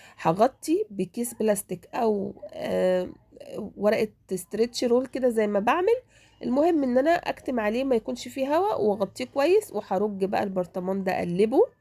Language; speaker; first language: Arabic; native; Arabic